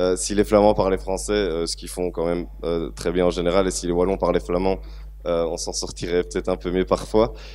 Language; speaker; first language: French; native; French